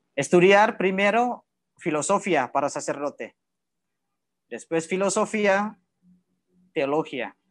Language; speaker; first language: Spanish; non-native, learner; Indonesian